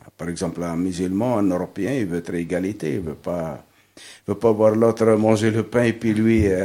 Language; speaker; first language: French; non-native, local second language; Arabic